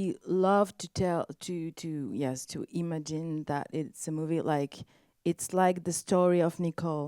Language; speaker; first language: English; non-native, learner; French